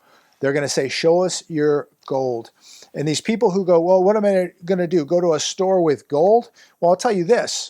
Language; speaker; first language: English; native; English